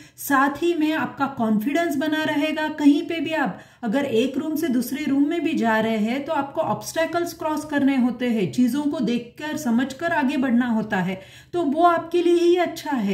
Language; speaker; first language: Hindi; non-native, local second language; Marathi